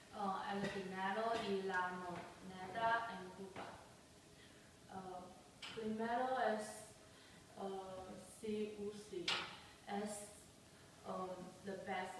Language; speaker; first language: Spanish; non-native, learner; English